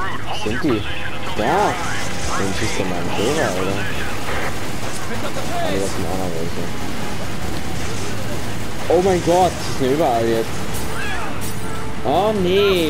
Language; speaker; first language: German; native; German